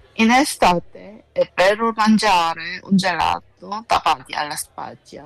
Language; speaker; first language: Italian; non-native, learner; Korean